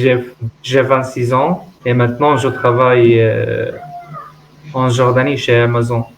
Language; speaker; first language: French; non-native, learner; Arabic